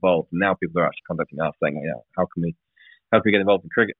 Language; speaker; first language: English; native; English